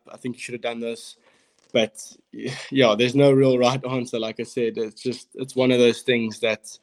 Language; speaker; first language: English; native; English